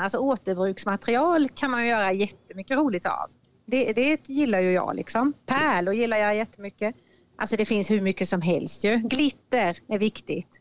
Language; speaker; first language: Swedish; native; Swedish